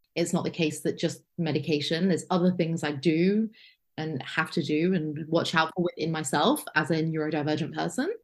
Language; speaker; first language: English; native; English